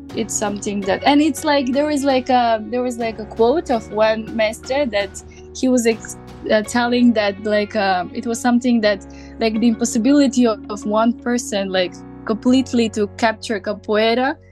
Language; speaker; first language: English; non-native, learner; Macedonian